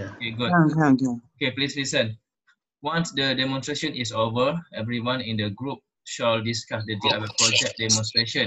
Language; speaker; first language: English; non-native, local second language; Malay